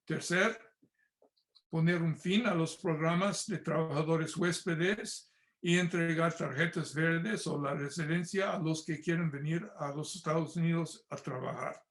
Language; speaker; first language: Spanish; non-native, fluent; English